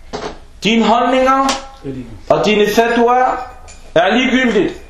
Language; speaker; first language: Danish; non-native, fluent; Arabic